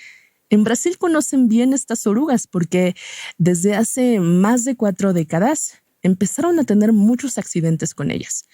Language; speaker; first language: Spanish; native; Spanish